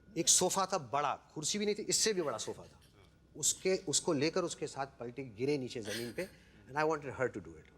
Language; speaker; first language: Hindi; native; Hindi